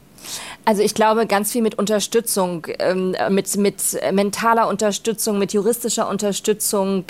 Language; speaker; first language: German; native; German